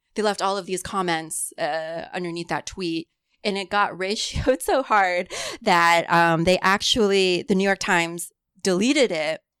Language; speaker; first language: English; early bilingual, other home language; Cantonese